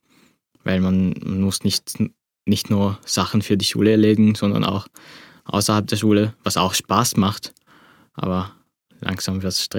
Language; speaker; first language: German; non-native, fluent; Arabic